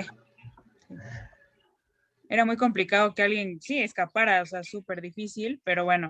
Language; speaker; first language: Spanish; native; Spanish